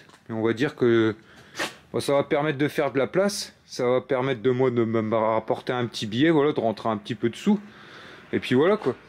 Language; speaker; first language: French; native; French